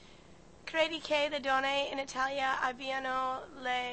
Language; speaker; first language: Italian; non-native, learner; English